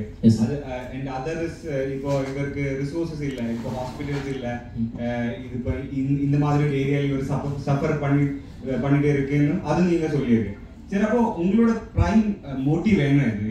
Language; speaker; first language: Tamil; non-native, learner; Malayalam